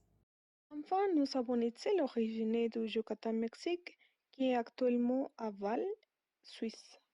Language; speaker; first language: French; non-native, learner; Spanish